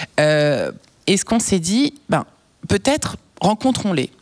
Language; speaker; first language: French; native; French